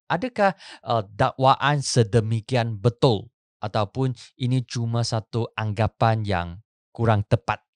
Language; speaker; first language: Malay; non-native, local second language; Chinese